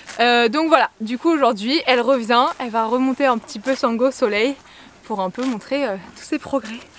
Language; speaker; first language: French; native; French